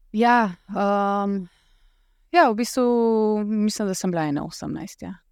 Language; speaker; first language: Slovenian; early bilingual, other home language; Russian